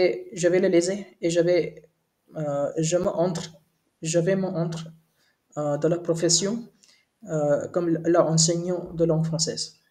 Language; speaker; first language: French; non-native, learner; Hindi